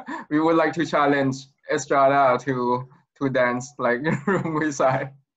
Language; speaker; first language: English; non-native, fluent; Thai